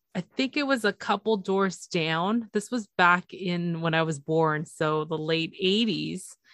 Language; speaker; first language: English; native; English